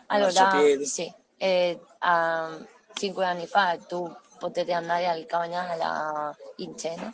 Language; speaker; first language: Italian; non-native, learner; Spanish